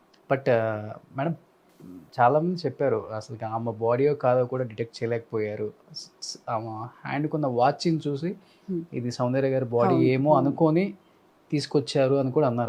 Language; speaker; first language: Telugu; native; Telugu